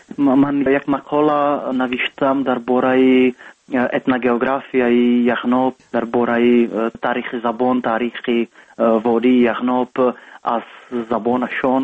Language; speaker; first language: Persian; non-native, learner; Czech